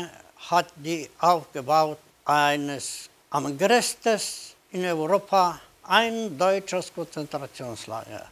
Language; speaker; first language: German; non-native, learner; Polish